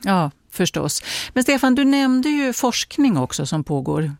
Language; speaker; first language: Swedish; native; Swedish